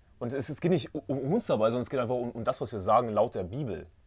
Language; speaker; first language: German; native; German